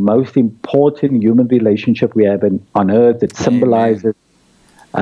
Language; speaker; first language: English; native; English